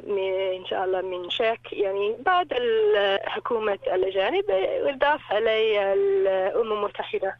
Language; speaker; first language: Arabic; non-native, learner; English